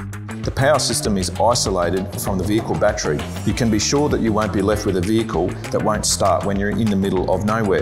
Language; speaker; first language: English; native; English